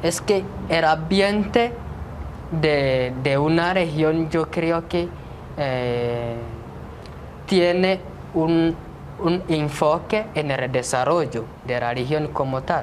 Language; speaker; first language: Spanish; non-native, fluent; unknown